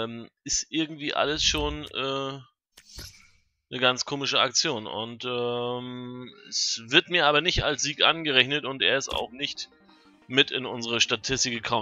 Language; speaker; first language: German; native; German